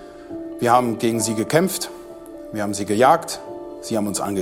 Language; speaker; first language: German; native; German